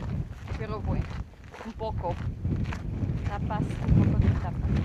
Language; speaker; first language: Spanish; non-native, learner; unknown